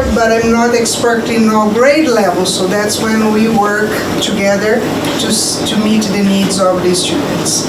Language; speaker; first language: English; non-native, fluent; Portuguese